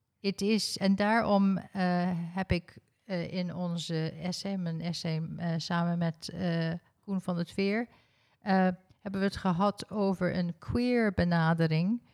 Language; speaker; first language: Dutch; early bilingual, heritage; Dutch